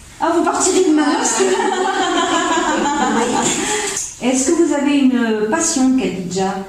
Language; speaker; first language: French; native; French